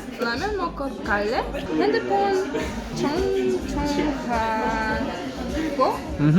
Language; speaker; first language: Korean; non-native, learner; Ukrainian